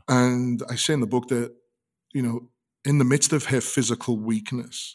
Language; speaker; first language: English; native; English